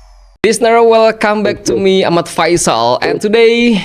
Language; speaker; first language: English; non-native, fluent; Indonesian